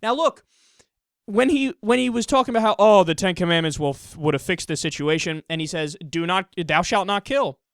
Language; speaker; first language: English; native; English